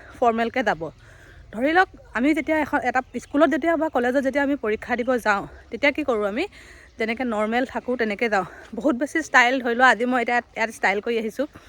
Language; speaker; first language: Assamese; native; Assamese